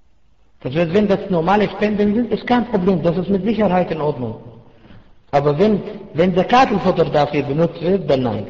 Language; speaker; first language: German; non-native, fluent; Arabic